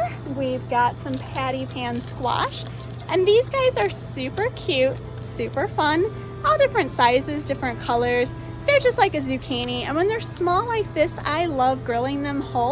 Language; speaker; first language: English; native; English